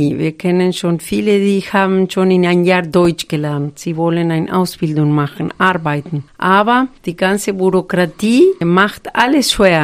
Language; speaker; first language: German; non-native, fluent; Spanish